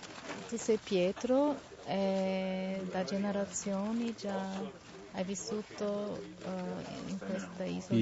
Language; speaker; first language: Italian; non-native, local second language; German